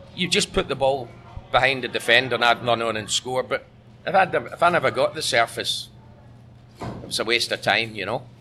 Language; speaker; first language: English; native; English